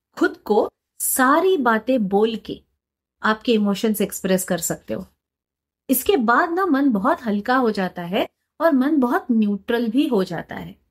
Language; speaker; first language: Hindi; non-native, local second language; Marathi